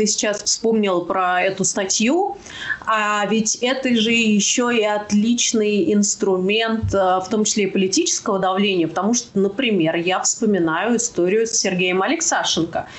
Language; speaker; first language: Russian; native; Russian